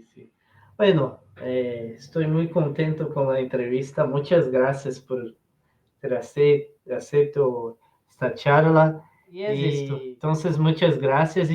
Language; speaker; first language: Spanish; non-native, learner; Portuguese